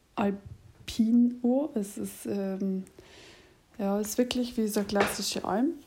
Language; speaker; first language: German; native; German